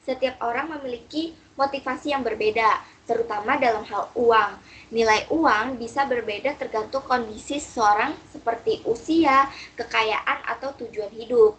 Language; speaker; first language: Indonesian; native; Indonesian